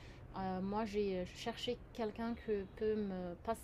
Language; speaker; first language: French; non-native, fluent; Arabic